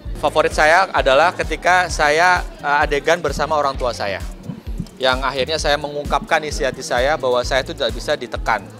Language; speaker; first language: Indonesian; native; Indonesian